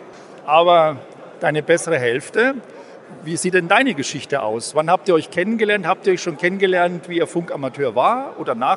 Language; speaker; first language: German; native; German